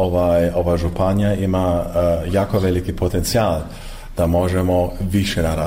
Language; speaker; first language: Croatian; early bilingual, heritage; Croatian